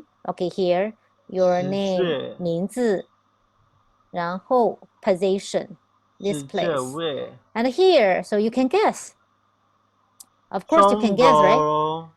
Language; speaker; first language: English; non-native, fluent; Chinese